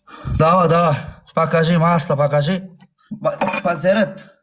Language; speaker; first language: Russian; non-native, learner; Turkmen